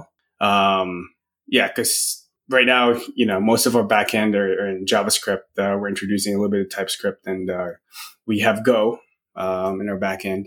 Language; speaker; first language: English; non-native, local second language; Filipino